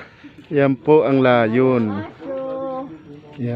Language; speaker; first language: Filipino; native; Filipino